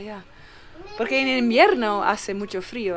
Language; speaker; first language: Spanish; non-native, learner; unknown